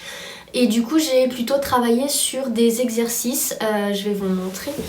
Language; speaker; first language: French; native; French